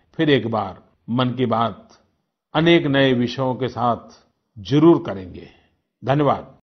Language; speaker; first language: Hindi; non-native, local second language; Gujarati